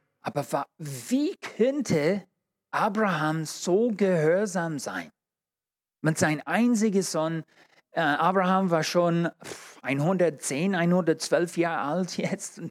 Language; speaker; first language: German; non-native, fluent; English